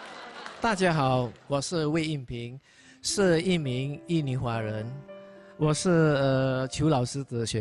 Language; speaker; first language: Chinese; non-native, fluent; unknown